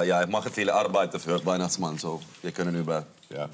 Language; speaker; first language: German; non-native, learner; Finnish